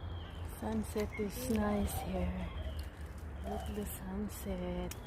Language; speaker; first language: English; non-native, learner; Filipino